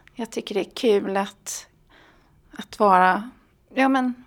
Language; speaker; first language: Swedish; native; Swedish